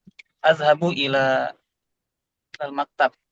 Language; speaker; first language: Arabic; non-native, learner; Indonesian